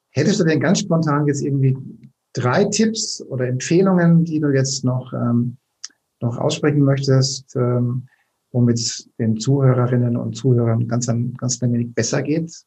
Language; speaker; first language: German; native; German